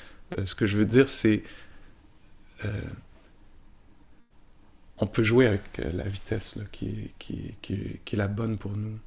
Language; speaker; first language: French; native; French